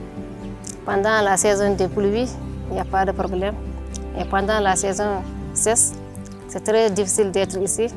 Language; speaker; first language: French; non-native, local second language; Fula